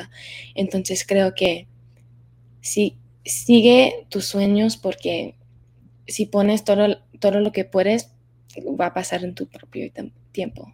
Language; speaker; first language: Spanish; early bilingual, heritage; Spanish